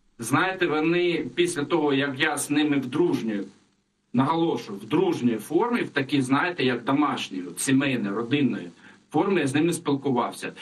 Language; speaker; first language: Ukrainian; non-native, local second language; Russian